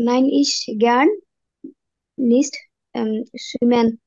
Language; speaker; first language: German; non-native, learner; Bangla